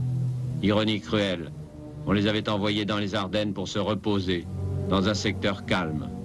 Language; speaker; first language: French; native; French